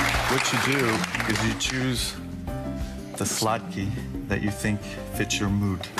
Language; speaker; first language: English; native; English